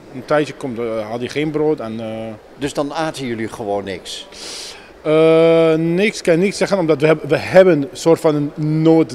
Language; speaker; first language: Dutch; non-native, fluent; Arabic